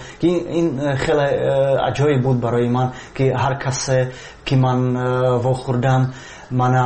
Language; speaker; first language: Persian; non-native, fluent; Czech